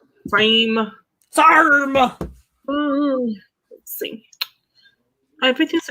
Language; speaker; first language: English; native; English